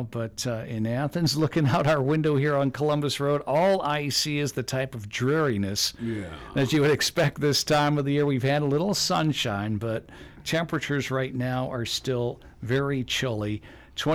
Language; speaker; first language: English; native; English